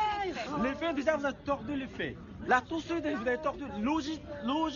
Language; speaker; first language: French; native; French